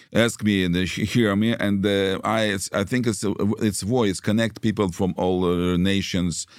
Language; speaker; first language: English; non-native, learner; Russian